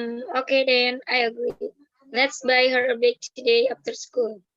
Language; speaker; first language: English; non-native, learner; Indonesian